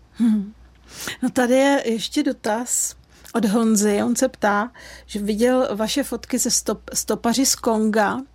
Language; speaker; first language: Czech; native; Czech